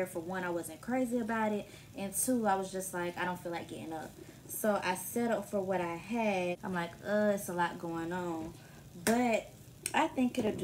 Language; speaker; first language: English; native; English